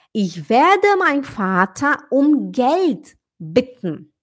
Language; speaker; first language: German; non-native, fluent; Portuguese